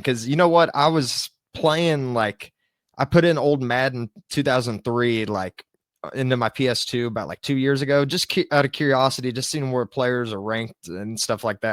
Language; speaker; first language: English; native; English